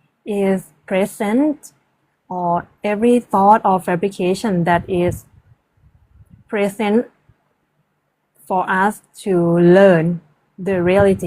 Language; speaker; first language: English; non-native, learner; Thai